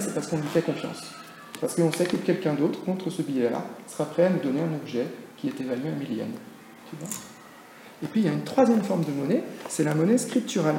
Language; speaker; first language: French; native; French